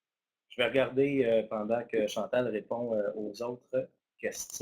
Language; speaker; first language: French; native; French